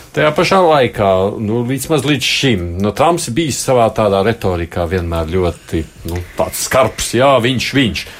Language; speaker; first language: Latvian; native; Latvian